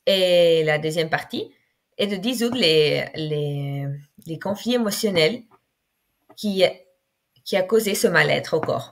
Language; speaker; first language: French; non-native, fluent; Spanish